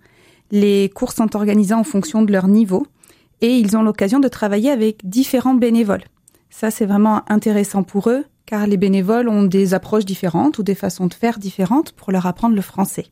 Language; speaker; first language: French; native; French